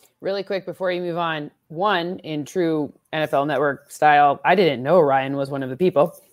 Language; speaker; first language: English; native; English